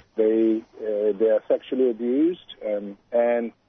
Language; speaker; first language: English; non-native, local second language; Urdu